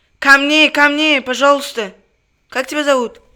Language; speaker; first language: Russian; non-native, local second language; Uzbek